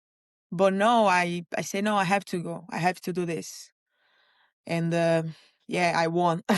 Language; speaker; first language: English; non-native, learner; Portuguese